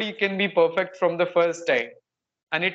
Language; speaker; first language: English; non-native, local second language; Hindi